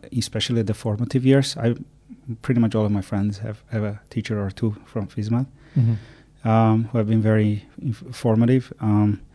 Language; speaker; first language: English; non-native, fluent; Armenian